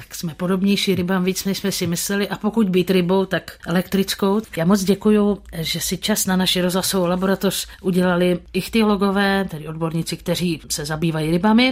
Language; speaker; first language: Czech; native; Czech